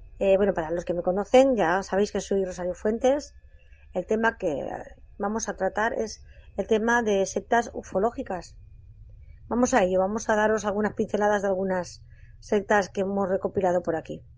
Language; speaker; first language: Spanish; native; Spanish